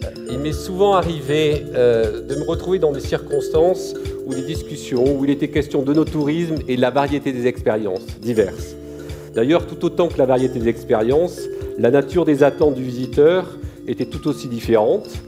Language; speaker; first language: French; native; French